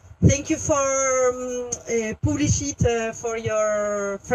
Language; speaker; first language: English; non-native, learner; French